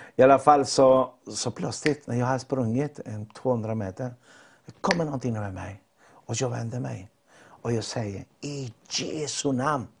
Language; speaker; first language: Swedish; non-native, fluent; Spanish